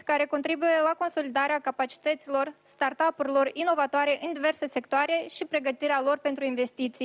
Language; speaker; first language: Romanian; native; Romanian